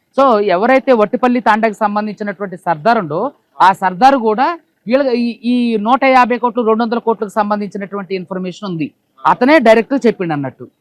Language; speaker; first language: Telugu; native; Telugu